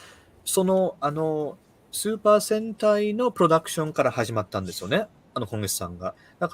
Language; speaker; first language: Japanese; early bilingual, heritage; Japanese